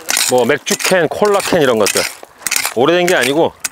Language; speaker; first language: Korean; native; Korean